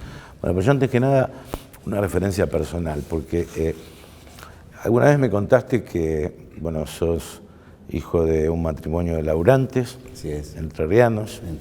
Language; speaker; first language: Spanish; native; Spanish